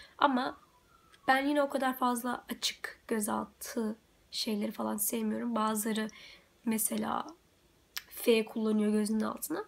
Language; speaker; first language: Turkish; early bilingual, heritage; Turkish